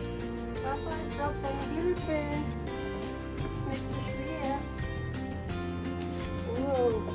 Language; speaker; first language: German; non-native, fluent; Filipino